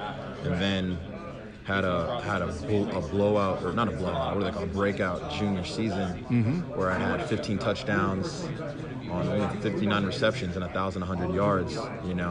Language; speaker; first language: English; native; English